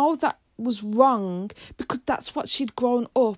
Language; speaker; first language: English; native; English